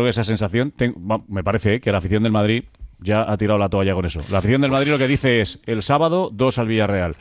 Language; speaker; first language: Spanish; native; Spanish